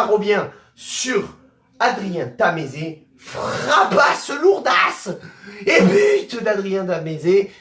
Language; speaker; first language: French; native; French